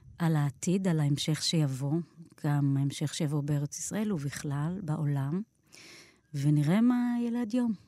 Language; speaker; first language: Hebrew; native; Hebrew